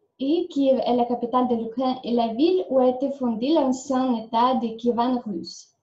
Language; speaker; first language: French; non-native, learner; Ukrainian